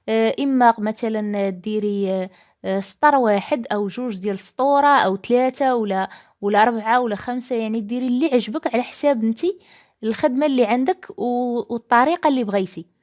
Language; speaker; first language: Arabic; native; Arabic